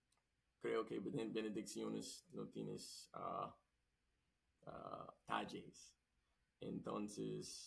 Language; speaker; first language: Spanish; non-native, learner; English